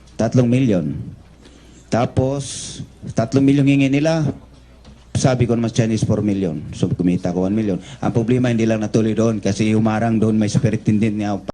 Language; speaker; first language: Filipino; non-native, local second language; Cebuano